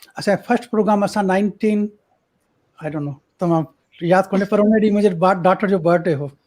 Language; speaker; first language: Sindhi; early bilingual, heritage; Sindhi